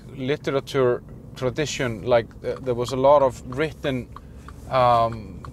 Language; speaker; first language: English; non-native, fluent; Icelandic